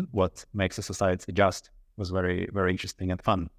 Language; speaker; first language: English; non-native, fluent; Russian